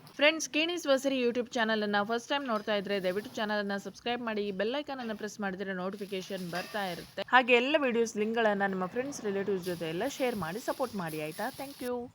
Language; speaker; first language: Kannada; non-native, local second language; Konkani